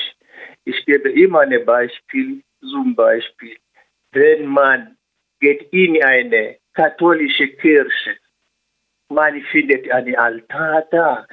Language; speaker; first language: German; non-native, learner; Swahili